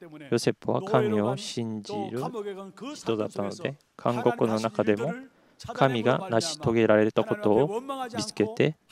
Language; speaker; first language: Japanese; non-native, fluent; Korean